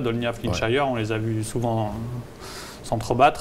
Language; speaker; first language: French; native; French